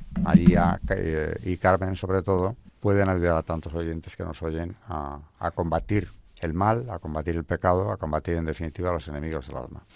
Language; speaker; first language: Spanish; native; Spanish